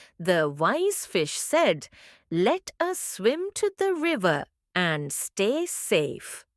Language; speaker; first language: English; non-native, local second language; Tamil